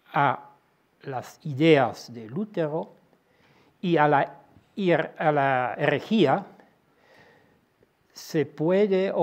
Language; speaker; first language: Spanish; non-native, fluent; Dutch